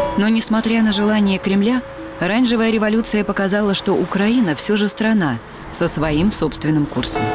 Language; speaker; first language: Russian; native; Russian